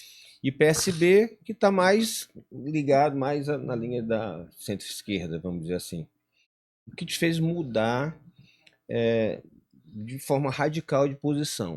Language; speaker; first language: Portuguese; native; Portuguese